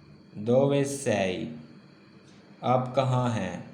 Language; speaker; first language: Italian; non-native, learner; Urdu